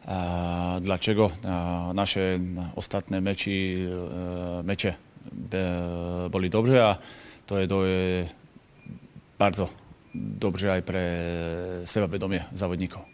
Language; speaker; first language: Polish; non-native, learner; Slovak